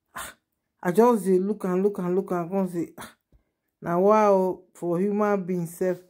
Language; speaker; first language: Nigerian Pidgin; non-native, local second language; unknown